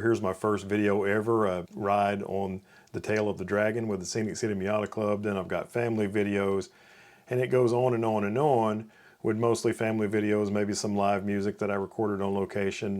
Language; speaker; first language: English; native; English